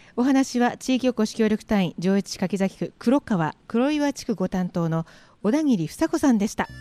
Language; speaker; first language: Japanese; native; Japanese